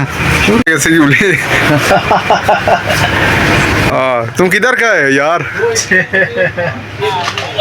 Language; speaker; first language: Hindi; non-native, learner; Bangla